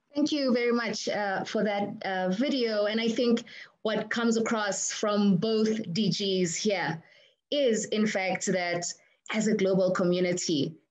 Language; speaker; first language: English; non-native, local second language; Zulu